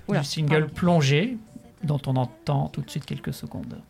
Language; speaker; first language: French; native; French